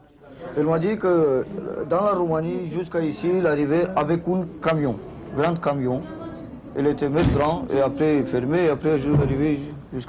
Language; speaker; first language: French; non-native, learner; Romanian